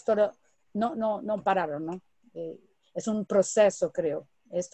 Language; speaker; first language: Spanish; non-native, fluent; Portuguese